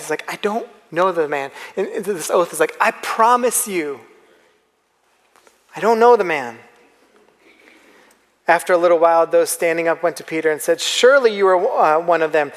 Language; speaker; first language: English; native; English